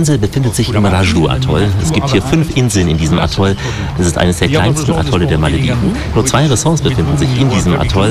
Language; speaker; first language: German; native; German